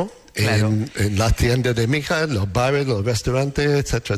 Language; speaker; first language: Spanish; non-native, learner; English